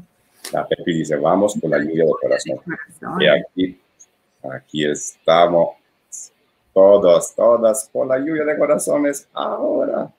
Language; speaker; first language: Spanish; non-native, fluent; Italian